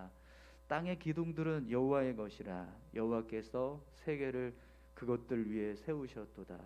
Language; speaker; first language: Korean; native; Korean